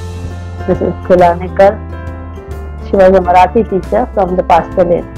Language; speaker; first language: English; native; English